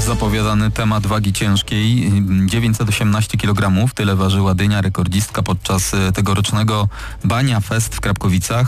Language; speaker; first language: Polish; native; Polish